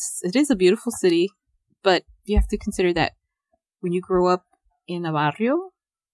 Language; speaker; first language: English; early bilingual, other home language; Spanish